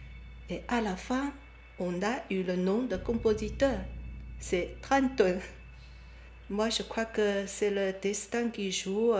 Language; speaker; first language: French; non-native, fluent; Chinese